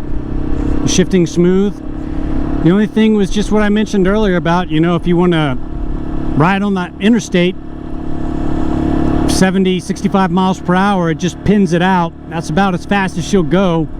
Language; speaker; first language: English; native; English